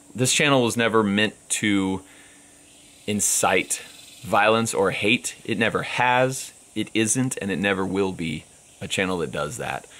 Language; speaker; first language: English; native; English